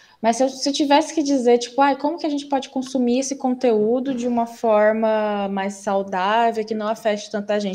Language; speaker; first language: Portuguese; native; Portuguese